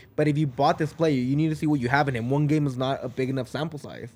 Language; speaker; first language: English; non-native, fluent; Spanish